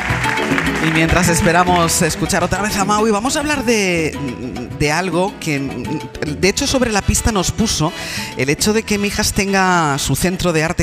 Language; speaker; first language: Spanish; native; Spanish